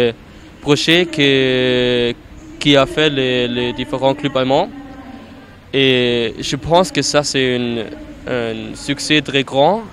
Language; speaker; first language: French; non-native, learner; German